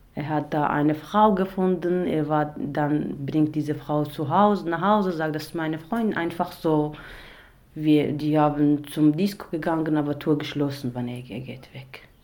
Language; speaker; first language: German; non-native, learner; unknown